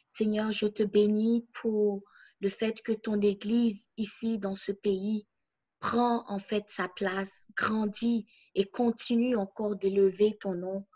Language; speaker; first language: English; non-native, fluent; French